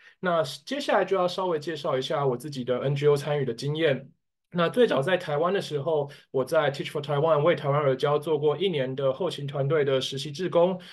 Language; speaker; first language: Chinese; native; Chinese